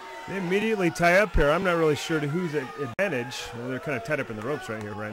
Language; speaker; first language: English; native; English